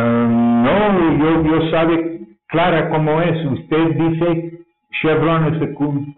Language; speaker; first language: Spanish; non-native, learner; English